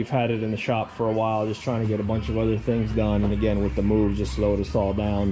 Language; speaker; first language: English; native; English